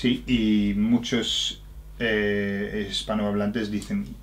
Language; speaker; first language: Spanish; non-native, fluent; English